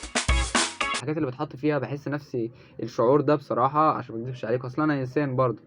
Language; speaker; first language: Arabic; native; Arabic